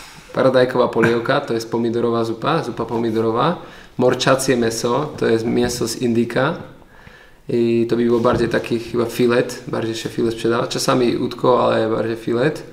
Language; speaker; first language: Polish; non-native, learner; Slovak